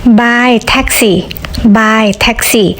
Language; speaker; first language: English; non-native, learner; Thai